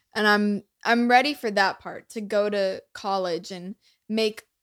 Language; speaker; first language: English; native; English